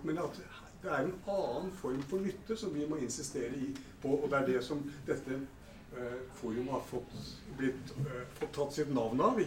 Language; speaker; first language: Norwegian; native; Norwegian